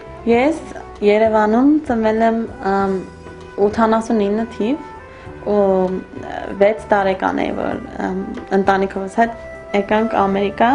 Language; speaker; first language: Armenian; early bilingual, heritage; Armenian